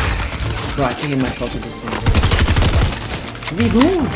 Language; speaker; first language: English; native; English